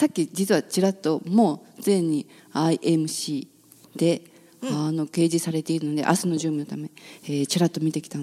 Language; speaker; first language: Japanese; native; Japanese